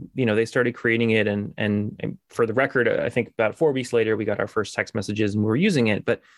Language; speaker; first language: English; native; English